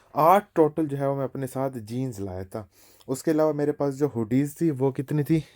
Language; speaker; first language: Urdu; native; Urdu